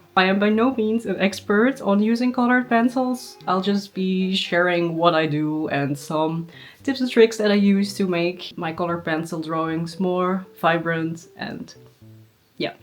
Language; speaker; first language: English; non-native, fluent; Dutch